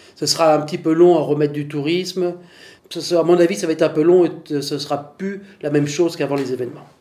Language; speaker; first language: French; non-native, fluent; Vietnamese